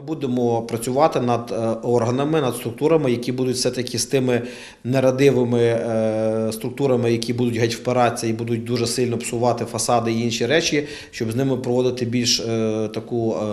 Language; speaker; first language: Ukrainian; native; Ukrainian